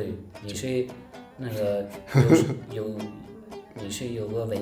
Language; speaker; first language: Chinese; non-native, learner; Turkmen